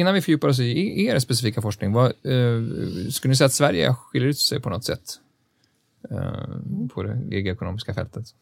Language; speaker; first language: Swedish; native; Swedish